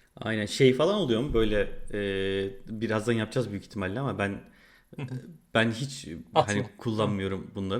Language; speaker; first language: Turkish; native; Turkish